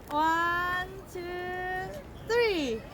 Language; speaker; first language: English; non-native, fluent; Vietnamese